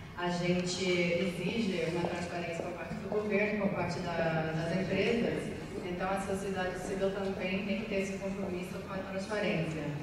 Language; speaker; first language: Portuguese; non-native, fluent; English